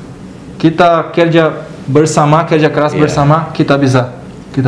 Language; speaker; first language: Indonesian; non-native, learner; Portuguese